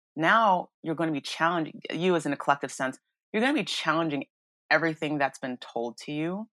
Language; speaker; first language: English; early bilingual, other home language; Yoruba